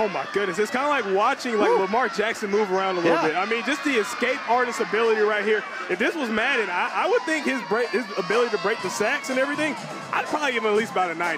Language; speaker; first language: English; native; English